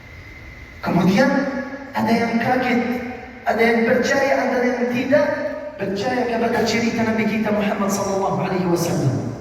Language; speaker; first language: Indonesian; non-native, fluent; Arabic